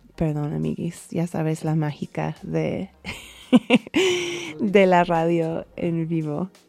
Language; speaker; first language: Spanish; non-native, fluent; English